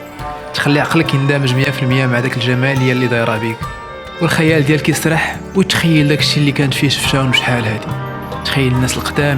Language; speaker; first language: Arabic; native; Arabic